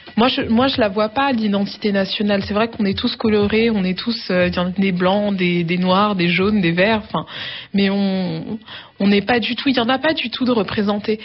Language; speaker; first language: French; early bilingual, other home language; Arabic